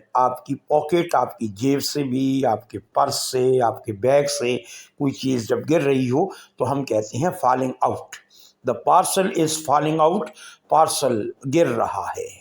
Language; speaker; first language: Urdu; native; Urdu